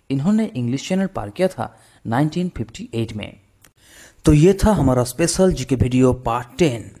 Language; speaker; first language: Hindi; non-native, local second language; Bangla